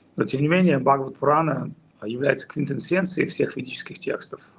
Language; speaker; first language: Russian; native; Russian